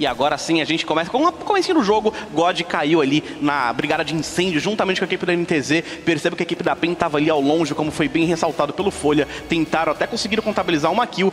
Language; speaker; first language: Portuguese; native; Portuguese